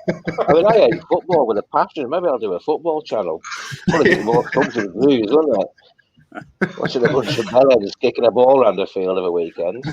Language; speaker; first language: English; native; English